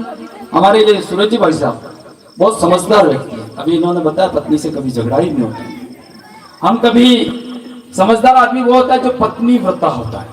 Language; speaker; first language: Hindi; non-native, local second language; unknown